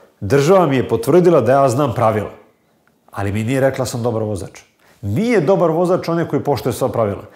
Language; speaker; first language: Serbian; native; Serbian